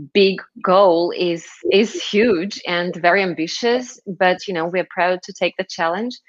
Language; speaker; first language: English; non-native, fluent; Russian